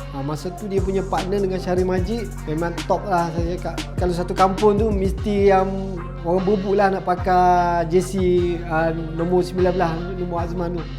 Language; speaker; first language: Malay; native; Malay